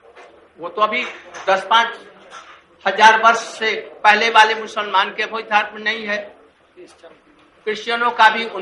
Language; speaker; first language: Hindi; native; Hindi